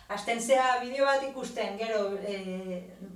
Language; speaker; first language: Basque; non-native, local second language; Spanish